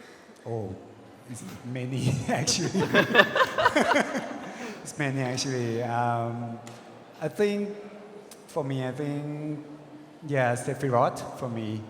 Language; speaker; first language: English; non-native, learner; Thai